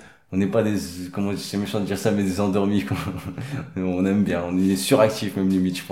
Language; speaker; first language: French; early bilingual, other home language; Arabic